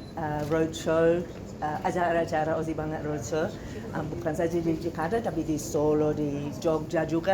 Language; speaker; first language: Indonesian; non-native, fluent; English